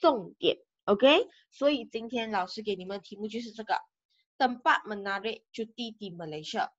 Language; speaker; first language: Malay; non-native, local second language; Chinese